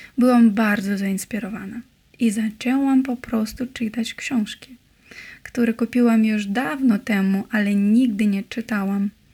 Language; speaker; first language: Polish; non-native, learner; Russian